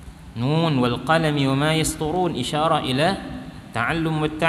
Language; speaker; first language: Arabic; non-native, fluent; Malay